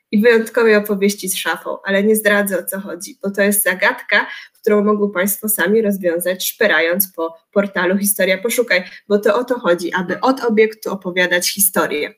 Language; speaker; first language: Polish; native; Polish